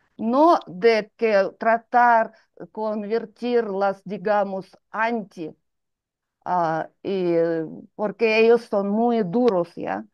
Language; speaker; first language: Spanish; non-native, fluent; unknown